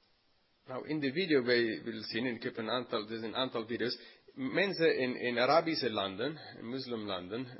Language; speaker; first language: Dutch; non-native, fluent; English